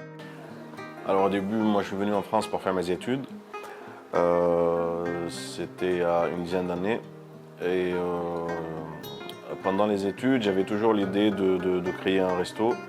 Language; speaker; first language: French; non-native, local second language; Arabic